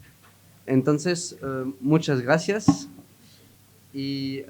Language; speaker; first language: Spanish; non-native, learner; French